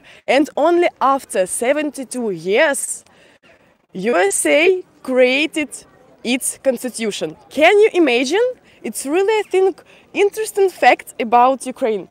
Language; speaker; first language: English; non-native, fluent; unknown